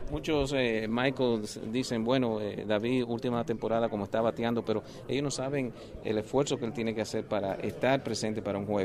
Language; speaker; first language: Spanish; native; Spanish